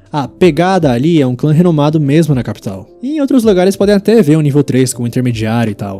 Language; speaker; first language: Portuguese; native; Portuguese